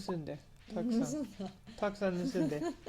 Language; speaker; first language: Japanese; non-native, fluent; English